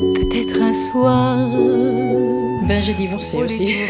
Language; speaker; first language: French; native; French